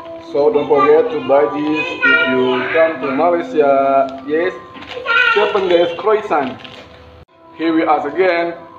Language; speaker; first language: English; non-native, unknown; Indonesian